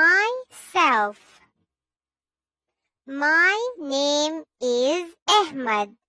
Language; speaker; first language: English; non-native, learner; Urdu